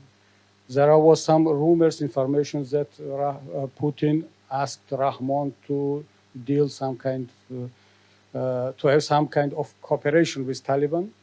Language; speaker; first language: English; non-native, learner; Tajik